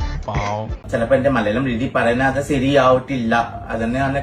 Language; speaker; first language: Malayalam; non-native, local second language; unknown